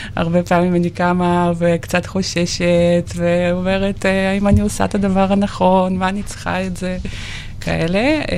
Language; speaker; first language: Hebrew; non-native, fluent; Russian